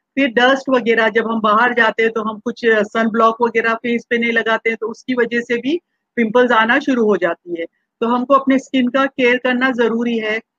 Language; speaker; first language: Hindi; non-native, local second language; Marathi